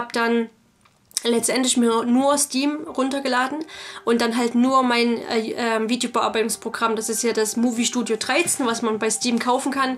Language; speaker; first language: German; native; German